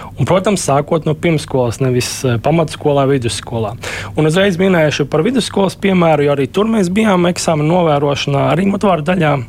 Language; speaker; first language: Latvian; non-native, local second language; Russian